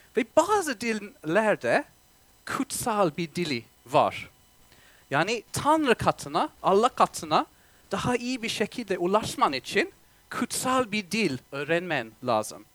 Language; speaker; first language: Turkish; non-native, fluent; English